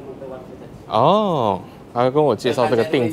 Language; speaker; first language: Chinese; native; Chinese